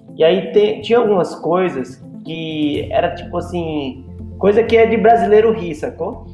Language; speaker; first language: Portuguese; native; Portuguese